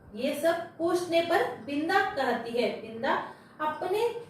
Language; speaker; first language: Hindi; non-native, local second language; Kannada